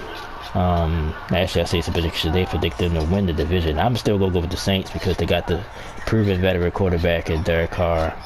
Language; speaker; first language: English; native; English